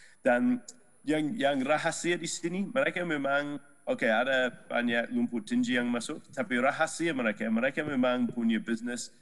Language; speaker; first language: Indonesian; non-native, learner; Dutch